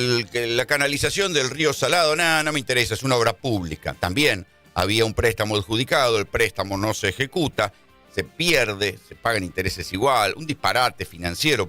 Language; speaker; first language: Spanish; native; Spanish